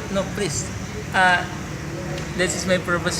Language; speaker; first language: English; non-native, learner; Indonesian